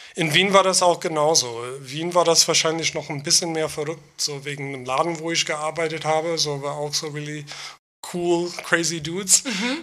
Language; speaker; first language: German; non-native, fluent; English